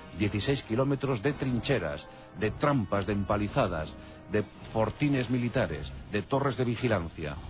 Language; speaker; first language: Spanish; native; Spanish